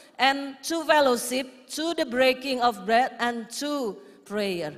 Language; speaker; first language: English; non-native, fluent; Indonesian